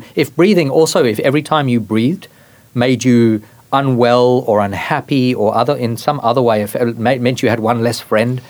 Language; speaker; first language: English; native; English